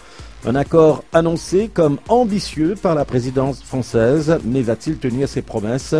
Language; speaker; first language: French; native; French